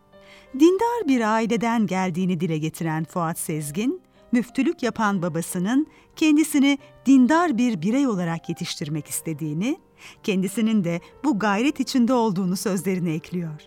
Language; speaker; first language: Turkish; native; Turkish